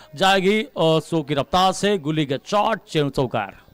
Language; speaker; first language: Hindi; non-native, local second language; Marathi